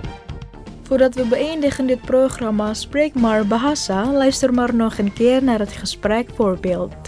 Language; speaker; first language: Dutch; non-native, fluent; Indonesian